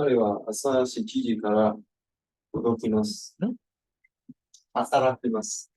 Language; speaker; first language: Japanese; non-native, learner; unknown